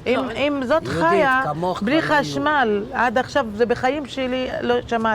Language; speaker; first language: Hebrew; non-native, local second language; Arabic